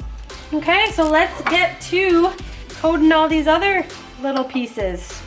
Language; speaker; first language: English; native; English